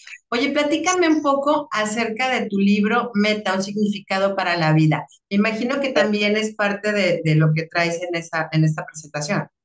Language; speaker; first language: Spanish; native; Spanish